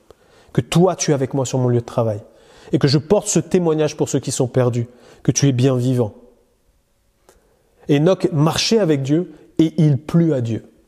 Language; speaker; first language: French; native; French